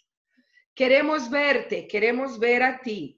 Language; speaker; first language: Spanish; non-native, fluent; Portuguese